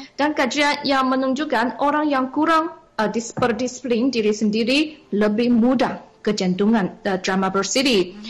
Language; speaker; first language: Malay; non-native, fluent; Chinese